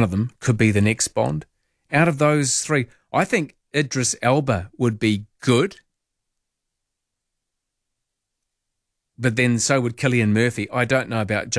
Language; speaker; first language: English; native; English